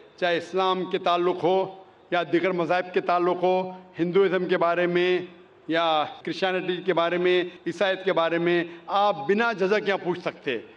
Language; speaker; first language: Hindi; non-native, local second language; Konkani